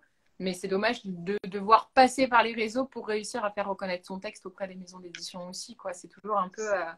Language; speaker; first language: French; native; French